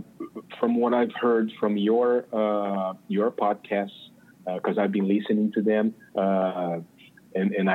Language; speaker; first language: English; non-native, fluent; Portuguese